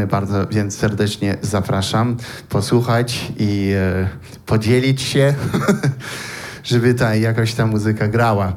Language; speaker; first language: Polish; early bilingual, heritage; Polish